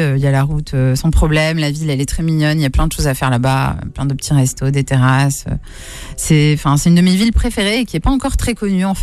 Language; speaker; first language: French; native; French